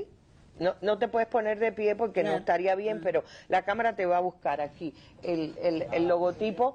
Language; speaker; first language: Spanish; native; Spanish